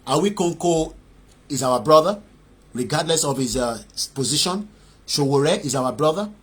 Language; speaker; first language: English; non-native, local second language; Yoruba